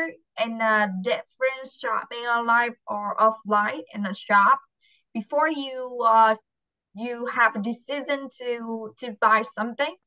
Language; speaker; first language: English; non-native, fluent; Vietnamese